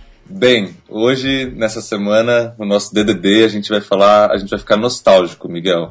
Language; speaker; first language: Portuguese; native; Portuguese